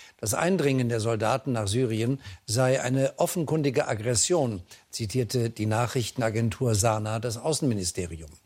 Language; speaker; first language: German; native; German